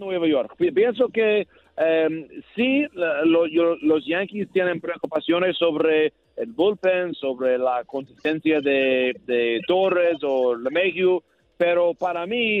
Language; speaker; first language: Spanish; non-native, learner; English